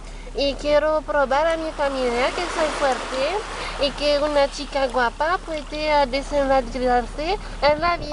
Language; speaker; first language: Spanish; non-native, learner; French